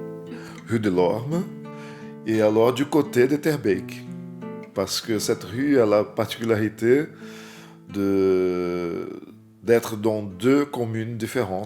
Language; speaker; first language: French; non-native, fluent; Portuguese